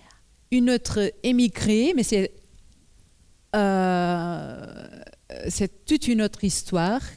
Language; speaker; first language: French; non-native, learner; Portuguese